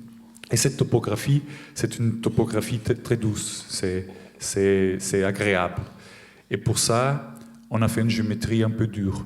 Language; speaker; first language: French; non-native, fluent; Portuguese